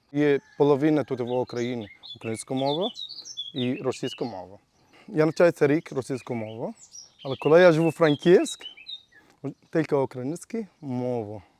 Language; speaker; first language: Ukrainian; non-native, learner; Arabic